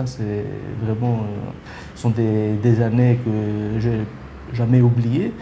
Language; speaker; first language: French; non-native, fluent; Greek